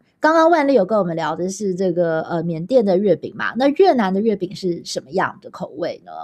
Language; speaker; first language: Chinese; native; Chinese